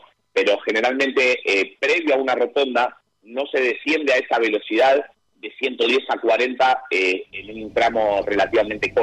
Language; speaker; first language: Spanish; native; Spanish